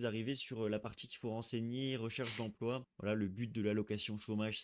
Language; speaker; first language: French; native; French